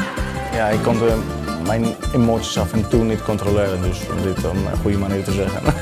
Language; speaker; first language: Dutch; non-native, fluent; Greek